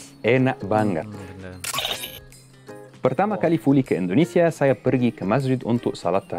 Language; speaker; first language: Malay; non-native, fluent; Arabic